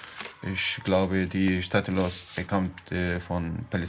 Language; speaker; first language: German; non-native, learner; Arabic